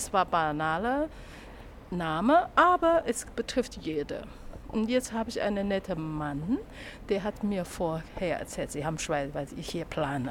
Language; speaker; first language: German; non-native, learner; Chinese